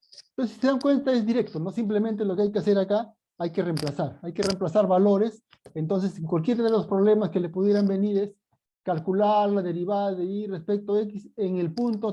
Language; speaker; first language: Spanish; native; Spanish